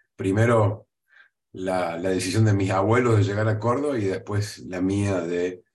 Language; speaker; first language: Spanish; native; Spanish